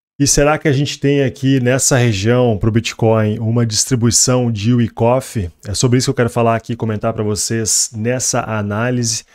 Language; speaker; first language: Portuguese; native; Portuguese